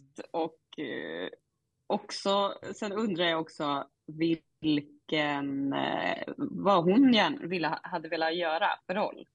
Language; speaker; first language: Swedish; native; Swedish